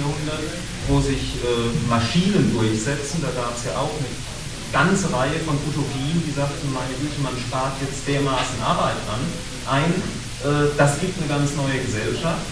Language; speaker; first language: German; native; German